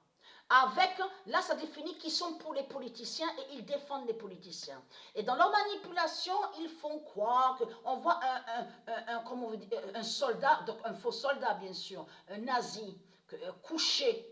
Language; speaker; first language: French; native; French